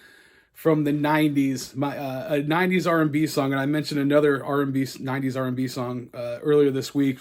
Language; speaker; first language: English; native; English